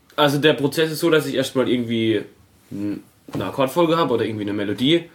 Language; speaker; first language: German; native; German